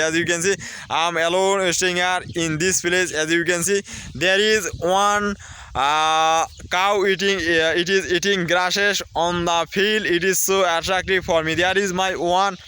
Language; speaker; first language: English; non-native, learner; Bangla